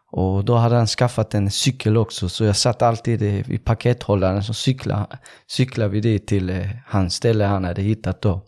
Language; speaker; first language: Swedish; early bilingual, other home language; Persian